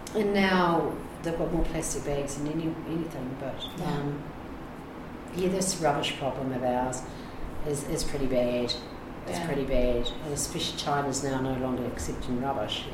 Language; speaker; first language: English; native; English